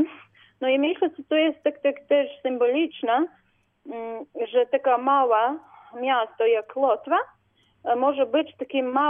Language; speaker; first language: Polish; non-native, learner; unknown